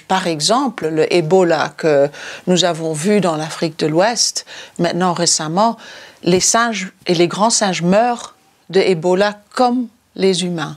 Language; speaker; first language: French; non-native, fluent; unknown